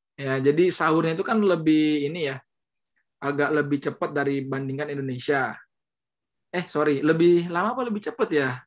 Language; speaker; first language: Indonesian; native; Indonesian